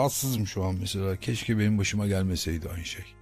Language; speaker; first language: Turkish; native; Turkish